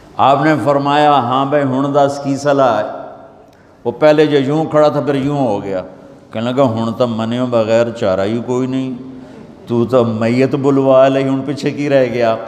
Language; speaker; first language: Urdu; non-native, local second language; Punjabi